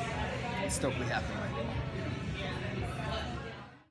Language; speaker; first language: English; native; English